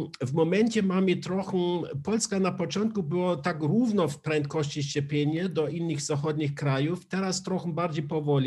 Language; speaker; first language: Polish; non-native, learner; German